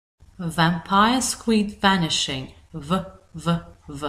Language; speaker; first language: English; native; English